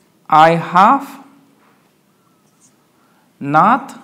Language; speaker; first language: English; non-native, fluent; Spanish